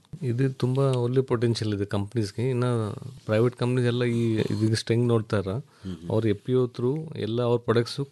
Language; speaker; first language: Kannada; non-native, learner; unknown